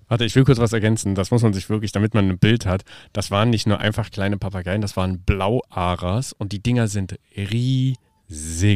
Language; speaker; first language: German; native; German